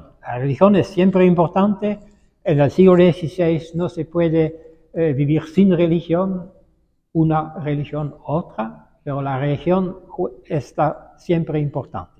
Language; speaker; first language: Spanish; non-native, fluent; Dutch